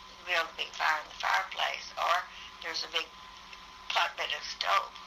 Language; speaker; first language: English; native; English